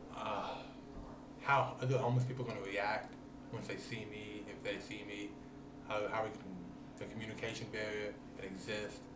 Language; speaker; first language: English; native; English